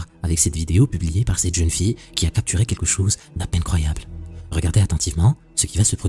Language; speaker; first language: French; native; French